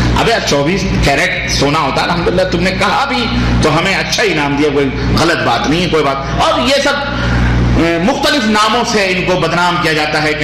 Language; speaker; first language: Urdu; native; Urdu